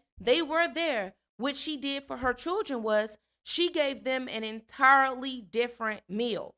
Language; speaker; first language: English; native; English